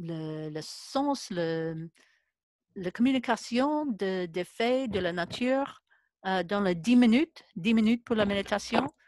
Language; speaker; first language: French; non-native, learner; English